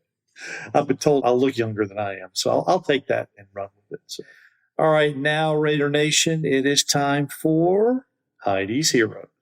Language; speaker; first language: English; native; English